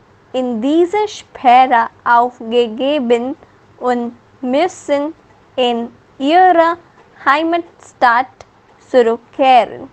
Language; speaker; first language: German; non-native, learner; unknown